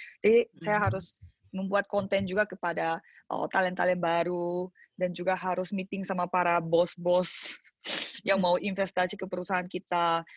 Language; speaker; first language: Indonesian; early bilingual, other home language; Korean